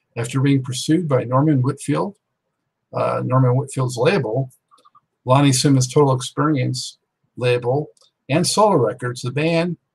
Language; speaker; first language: English; native; English